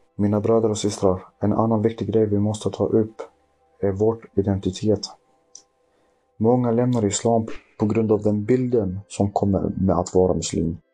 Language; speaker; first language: Swedish; early bilingual, other home language; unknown